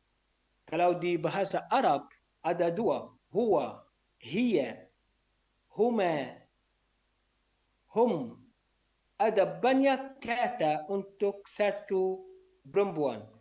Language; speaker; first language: Indonesian; non-native, learner; Arabic